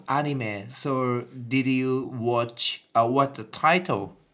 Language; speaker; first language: English; non-native, learner; Japanese